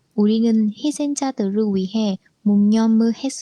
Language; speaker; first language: Korean; non-native, learner; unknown